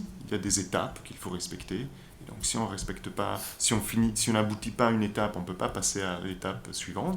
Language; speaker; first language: French; native; French